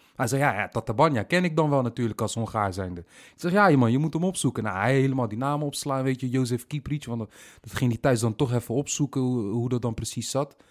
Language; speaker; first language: Dutch; native; Dutch